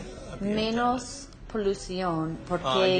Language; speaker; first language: Spanish; non-native, learner; English